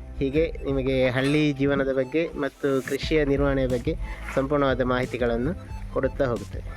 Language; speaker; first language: Kannada; non-native, local second language; Tulu